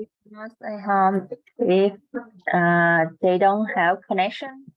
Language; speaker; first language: English; non-native, learner; Vietnamese